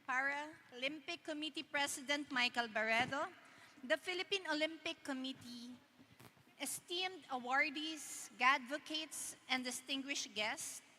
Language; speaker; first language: English; non-native, local second language; Filipino